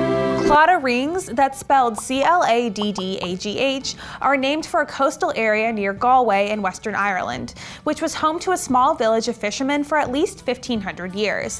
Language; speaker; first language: English; native; English